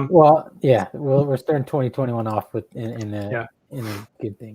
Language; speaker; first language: English; native; English